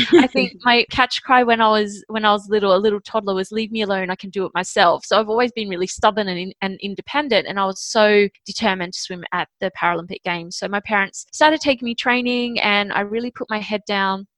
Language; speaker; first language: English; native; English